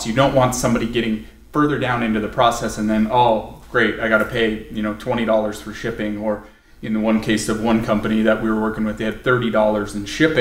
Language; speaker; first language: English; native; English